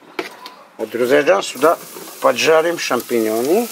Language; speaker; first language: Russian; non-native, local second language; Armenian